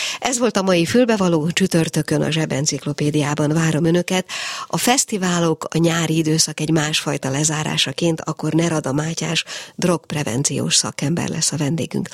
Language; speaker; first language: Hungarian; native; Hungarian